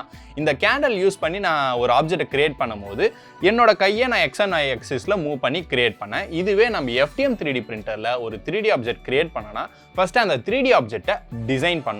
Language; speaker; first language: Tamil; native; Tamil